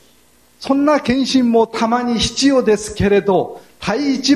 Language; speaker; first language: Japanese; non-native, fluent; Korean